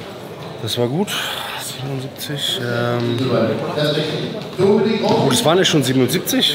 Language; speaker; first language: German; native; German